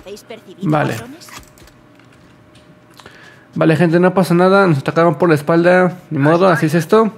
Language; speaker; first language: Spanish; native; Spanish